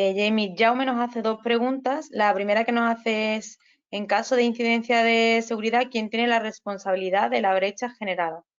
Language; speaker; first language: Spanish; native; Spanish